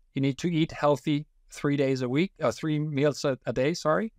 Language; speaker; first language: English; non-native, fluent; Danish